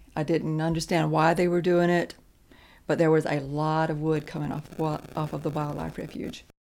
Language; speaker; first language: English; native; English